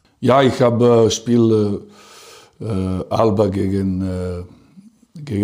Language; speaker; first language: German; non-native, learner; Serbian